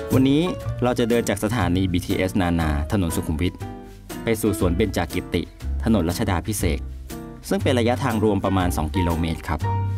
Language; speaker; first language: Thai; native; Thai